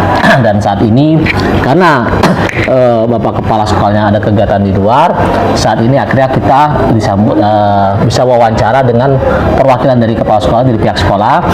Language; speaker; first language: Indonesian; native; Indonesian